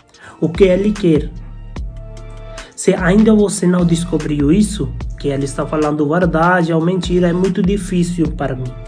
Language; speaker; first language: Portuguese; non-native, learner; Hindi